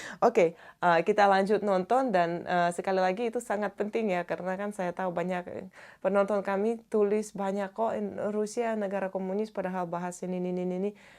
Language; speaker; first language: Indonesian; non-native, fluent; Russian